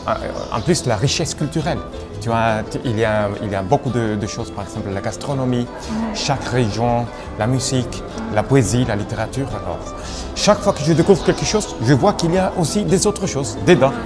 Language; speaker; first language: French; non-native, fluent; Spanish